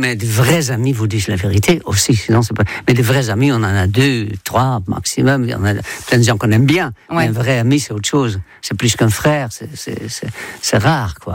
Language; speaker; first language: French; non-native, fluent; Dutch